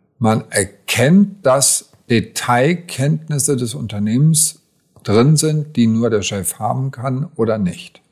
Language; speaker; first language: German; native; German